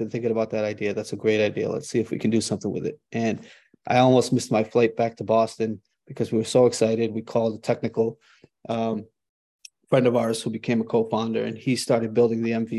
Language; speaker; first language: English; native; English